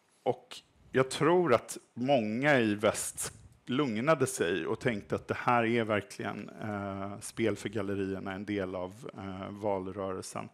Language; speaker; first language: Swedish; native; Swedish